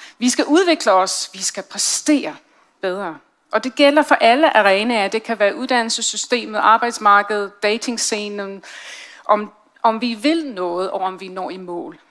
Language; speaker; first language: Danish; non-native, fluent; English